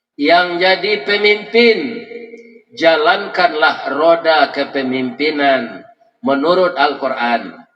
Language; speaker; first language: Malay; non-native, local second language; Minangkabau